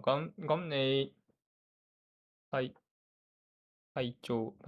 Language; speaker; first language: Chinese; non-native, learner; Japanese